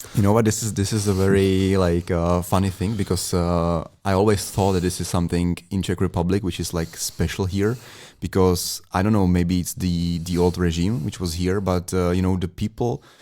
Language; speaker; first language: English; non-native, fluent; Czech